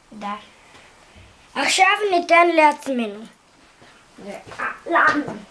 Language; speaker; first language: Russian; early bilingual, heritage; Russian